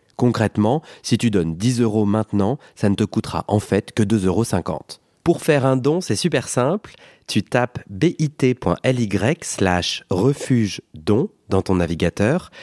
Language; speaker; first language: French; native; French